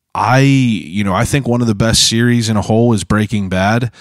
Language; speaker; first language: English; native; English